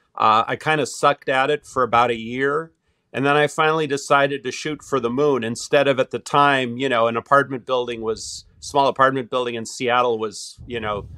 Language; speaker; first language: English; native; English